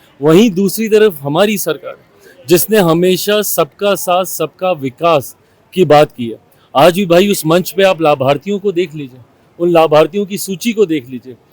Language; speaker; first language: Hindi; native; Hindi